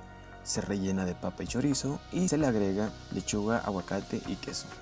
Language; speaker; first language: Spanish; native; Spanish